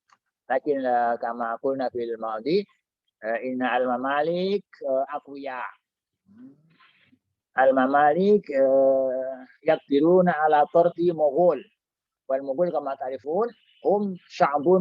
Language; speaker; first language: Arabic; non-native, fluent; Indonesian